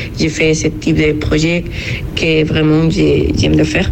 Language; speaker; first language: French; non-native, fluent; Spanish